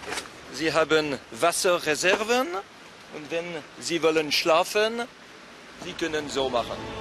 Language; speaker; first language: German; non-native, local second language; French